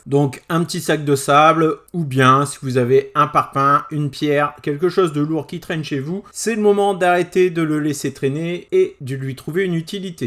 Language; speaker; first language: French; native; French